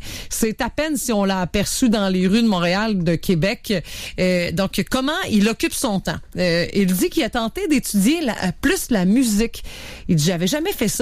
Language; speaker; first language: French; native; French